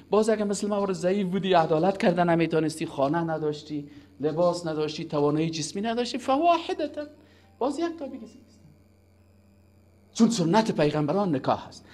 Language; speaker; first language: Persian; native; Persian